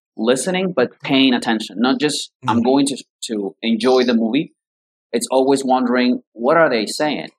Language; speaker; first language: English; non-native, fluent; Spanish